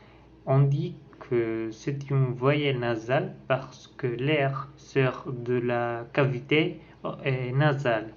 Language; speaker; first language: French; non-native, learner; Spanish